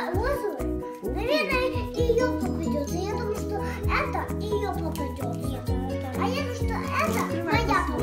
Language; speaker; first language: Russian; early bilingual, heritage; Russian